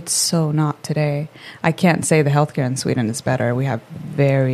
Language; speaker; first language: English; non-native, fluent; Swedish